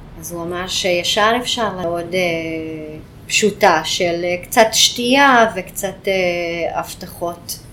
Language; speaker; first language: Hebrew; non-native, fluent; Hungarian